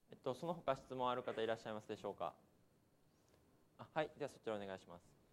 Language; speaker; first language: Japanese; native; Japanese